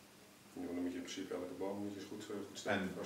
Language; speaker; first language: Dutch; native; Dutch